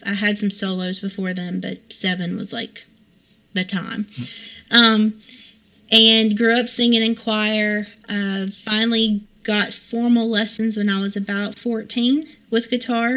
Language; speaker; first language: English; native; English